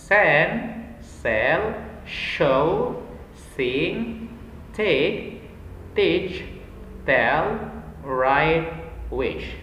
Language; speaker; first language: English; non-native, fluent; Indonesian